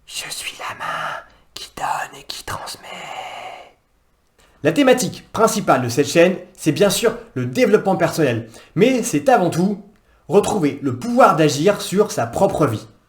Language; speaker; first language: French; native; French